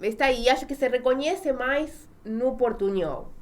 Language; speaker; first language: Portuguese; non-native, fluent; Spanish